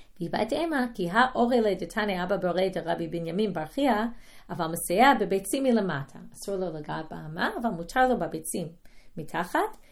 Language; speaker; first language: Hebrew; non-native, fluent; English